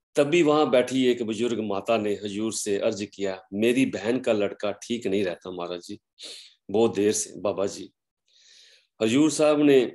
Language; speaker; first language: Hindi; non-native, local second language; Punjabi